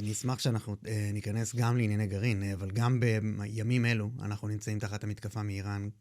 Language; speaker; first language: Hebrew; native; Hebrew